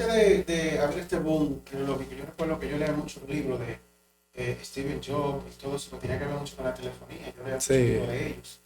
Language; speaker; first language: Spanish; native; Spanish